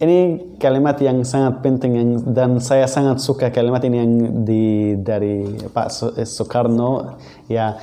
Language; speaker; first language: Indonesian; non-native, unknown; Arabic